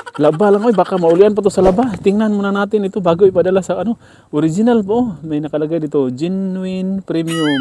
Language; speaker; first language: Filipino; non-native, local second language; Cebuano